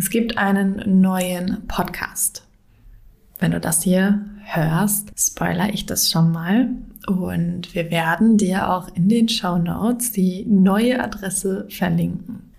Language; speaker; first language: German; native; German